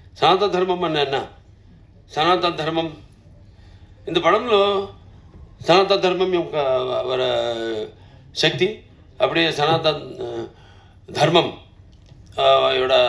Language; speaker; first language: Tamil; non-native, local second language; Telugu